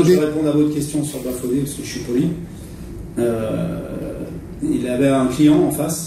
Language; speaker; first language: French; native; French